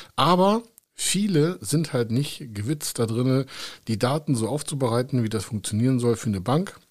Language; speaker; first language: German; native; German